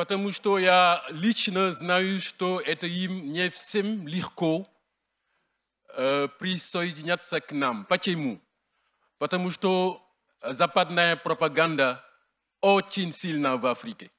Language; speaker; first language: Russian; non-native, fluent; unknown